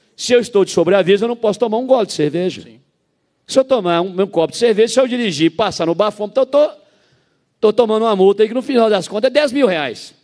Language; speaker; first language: Portuguese; native; Portuguese